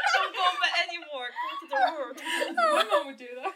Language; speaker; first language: English; non-native, fluent; Kazakh